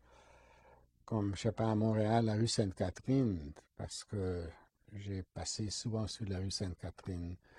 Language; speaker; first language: French; non-native, fluent; Hungarian